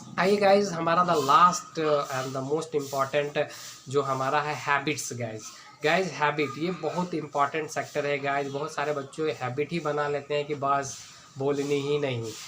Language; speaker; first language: Hindi; native; Hindi